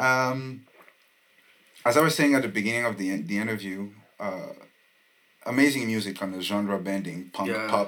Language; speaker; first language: English; non-native, fluent; French